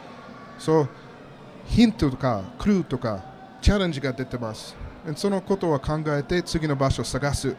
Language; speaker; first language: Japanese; non-native, learner; English